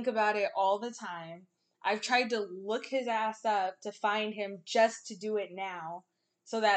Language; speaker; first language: English; native; English